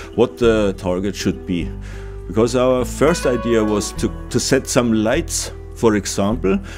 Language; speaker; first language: English; non-native, fluent; German